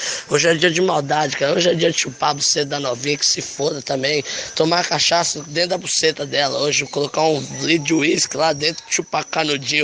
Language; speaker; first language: Portuguese; native; Portuguese